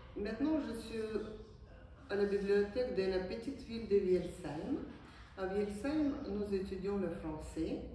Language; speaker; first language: French; non-native, fluent; Ukrainian